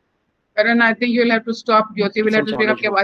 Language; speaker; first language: Hindi; native; Hindi